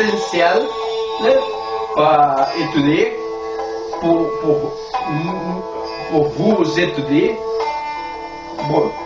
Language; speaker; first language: French; non-native, learner; Spanish